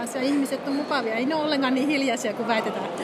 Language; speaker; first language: Finnish; native; Finnish